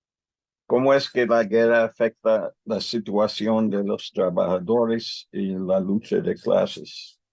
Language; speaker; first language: Spanish; non-native, learner; English